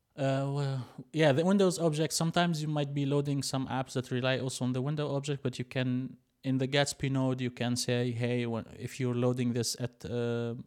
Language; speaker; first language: English; non-native, fluent; Arabic